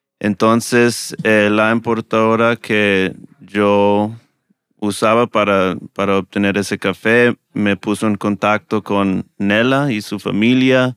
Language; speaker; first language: Spanish; non-native, fluent; English